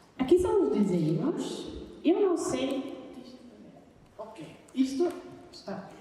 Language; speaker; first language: Portuguese; non-native, fluent; German